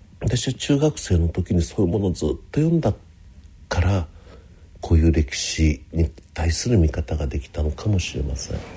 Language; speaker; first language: Japanese; native; Japanese